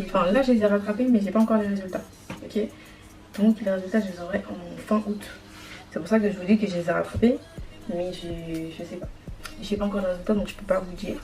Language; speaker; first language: French; native; French